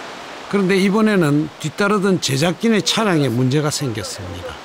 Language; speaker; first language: Korean; native; Korean